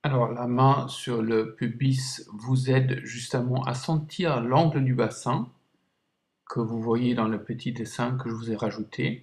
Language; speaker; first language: French; non-native, fluent; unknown